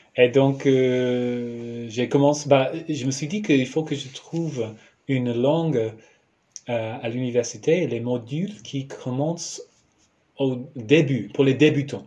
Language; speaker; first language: French; non-native, fluent; English